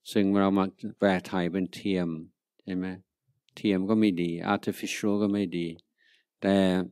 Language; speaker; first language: Thai; non-native, fluent; English